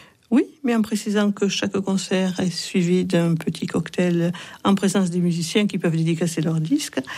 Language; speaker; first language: French; native; French